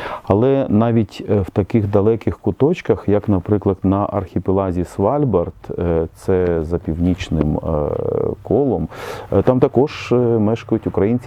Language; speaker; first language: Ukrainian; native; Ukrainian